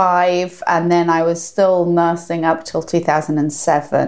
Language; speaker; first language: English; native; English